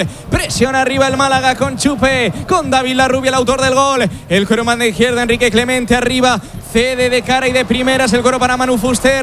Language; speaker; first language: Spanish; native; Spanish